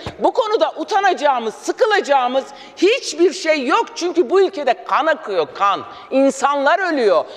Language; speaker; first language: Turkish; non-native, local second language; Kurdish